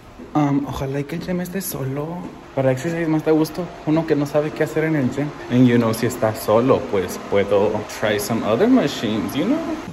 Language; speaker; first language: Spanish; early bilingual, heritage; Spanish